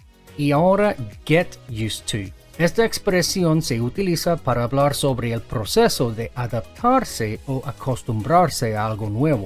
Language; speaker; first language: Spanish; non-native, fluent; English